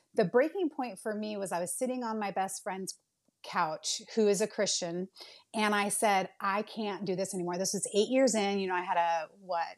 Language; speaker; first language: English; native; English